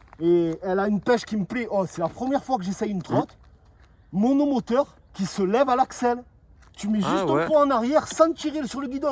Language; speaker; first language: French; native; French